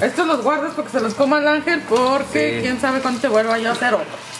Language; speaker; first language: Spanish; early bilingual, other home language; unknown